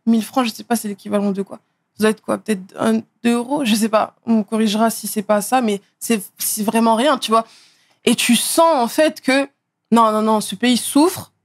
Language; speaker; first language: French; native; French